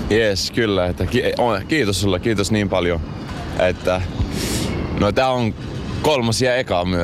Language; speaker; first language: Finnish; non-native, fluent; Arabic